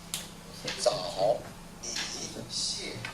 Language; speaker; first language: Chinese; non-native, learner; French